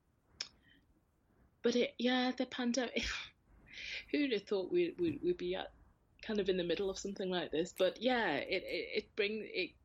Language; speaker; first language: English; native; English